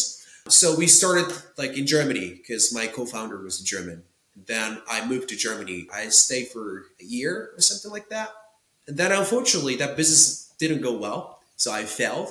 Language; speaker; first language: English; non-native, fluent; Japanese